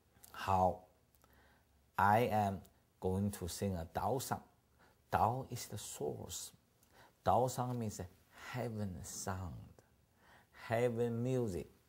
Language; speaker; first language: English; non-native, fluent; Chinese